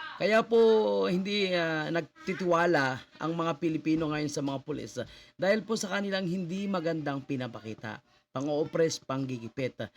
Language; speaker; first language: Filipino; non-native, local second language; Cebuano